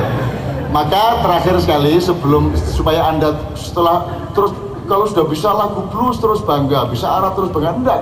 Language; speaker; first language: Indonesian; non-native, local second language; Javanese